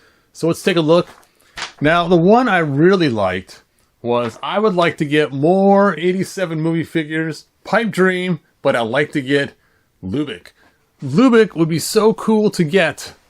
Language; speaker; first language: English; native; English